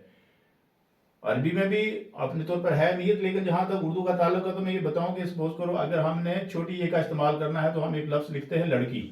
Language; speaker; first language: Urdu; native; Urdu